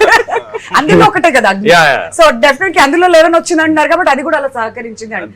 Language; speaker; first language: Telugu; native; Telugu